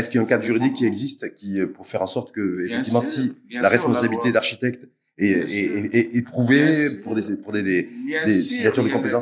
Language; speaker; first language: French; native; French